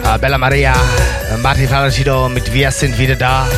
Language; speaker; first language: German; non-native, learner; Dutch